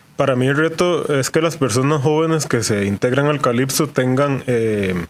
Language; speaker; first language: Spanish; native; Spanish